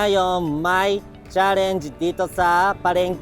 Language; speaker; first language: Filipino; non-native, learner; Japanese